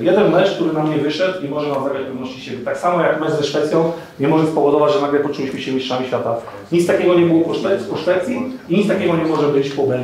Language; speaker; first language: Polish; native; Polish